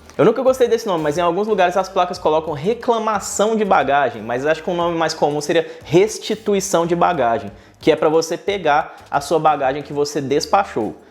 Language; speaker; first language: Portuguese; native; Portuguese